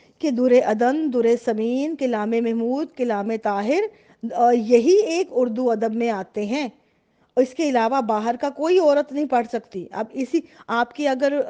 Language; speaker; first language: Urdu; native; Urdu